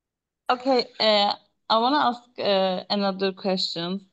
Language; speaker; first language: English; non-native, fluent; Turkish